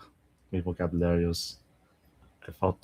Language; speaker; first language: Spanish; non-native, learner; English